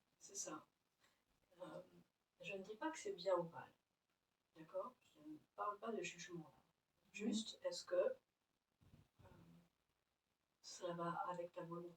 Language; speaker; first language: French; native; French